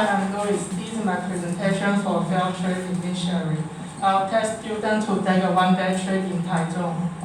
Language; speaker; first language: English; non-native, learner; Chinese